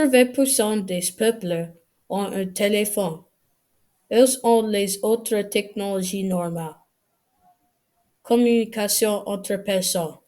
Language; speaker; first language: French; non-native, learner; English